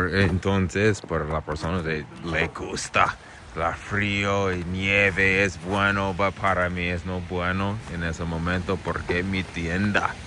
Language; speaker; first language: Spanish; non-native, learner; English